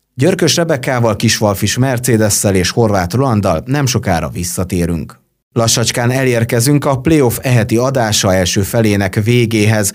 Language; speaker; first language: Hungarian; native; Hungarian